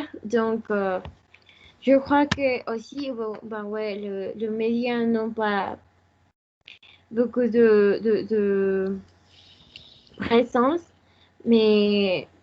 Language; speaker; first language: French; non-native, learner; Spanish